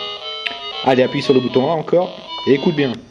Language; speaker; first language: French; native; French